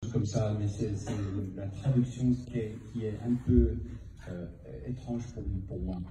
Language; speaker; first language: French; non-native, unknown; English